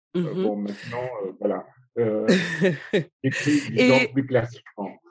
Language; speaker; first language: French; non-native, local second language; Malagasy